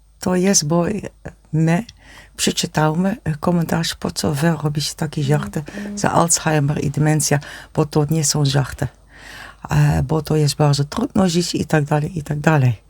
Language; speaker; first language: Polish; non-native, learner; Dutch